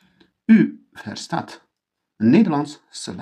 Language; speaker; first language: Dutch; non-native, fluent; Turkish